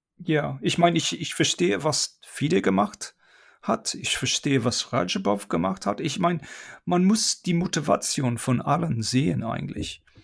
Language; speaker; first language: German; non-native, fluent; English